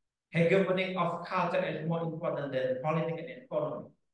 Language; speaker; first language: English; non-native, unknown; Indonesian